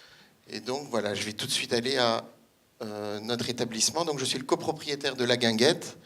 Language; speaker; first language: French; native; French